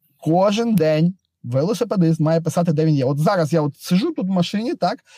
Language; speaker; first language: Ukrainian; native; Ukrainian